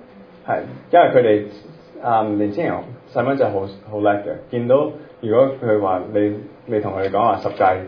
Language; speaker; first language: Cantonese; early bilingual, other home language; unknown